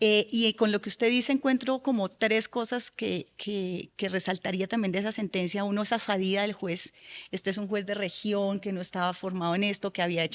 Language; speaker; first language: Spanish; native; Spanish